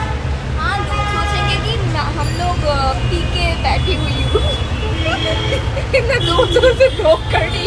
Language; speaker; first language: Hindi; non-native, local second language; Bangla